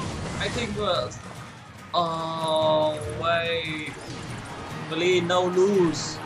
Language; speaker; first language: English; non-native, learner; Vietnamese